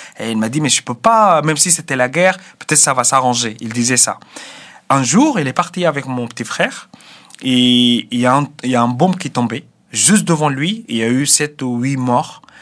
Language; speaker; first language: French; non-native, fluent; Arabic